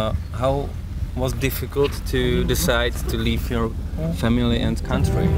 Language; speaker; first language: English; non-native, fluent; Czech